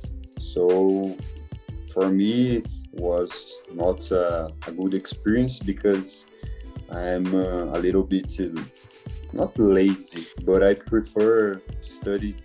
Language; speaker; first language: English; non-native, learner; Portuguese